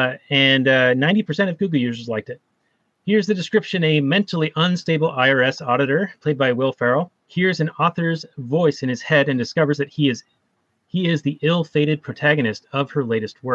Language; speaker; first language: English; native; English